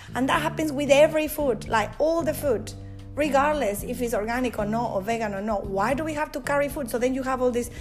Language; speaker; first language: English; non-native, fluent; Spanish